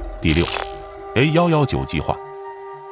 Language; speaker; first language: Chinese; native; Chinese